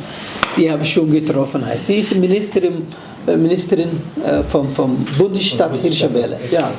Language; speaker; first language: German; non-native, fluent; Somali